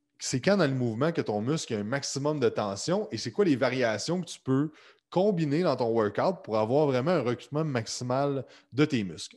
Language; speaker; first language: French; native; French